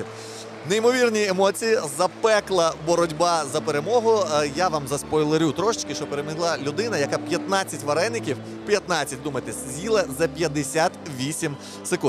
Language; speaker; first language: Ukrainian; native; Ukrainian